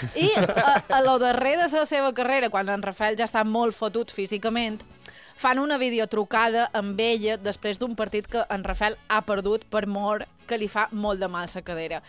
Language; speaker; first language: Catalan; native; Catalan